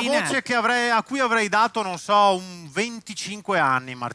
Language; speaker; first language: Italian; native; Italian